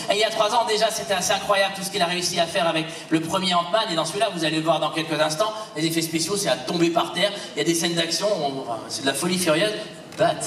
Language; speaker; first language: French; native; French